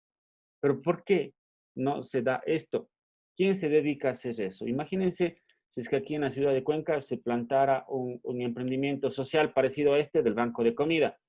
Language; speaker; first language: Spanish; native; Spanish